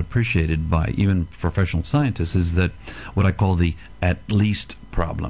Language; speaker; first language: English; native; English